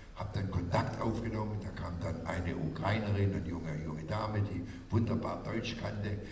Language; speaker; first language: German; native; German